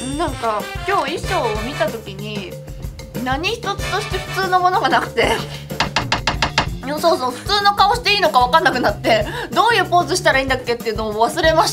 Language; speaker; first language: Japanese; native; Japanese